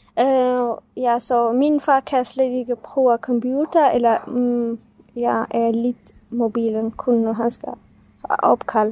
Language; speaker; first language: Danish; non-native, fluent; Kurdish